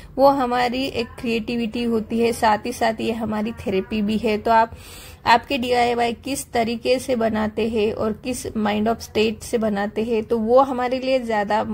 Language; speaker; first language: Hindi; non-native, local second language; Marathi